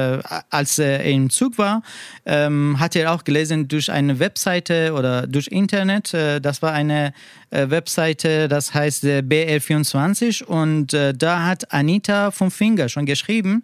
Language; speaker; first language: German; non-native, learner; Persian